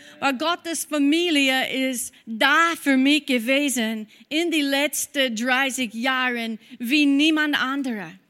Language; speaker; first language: German; non-native, fluent; English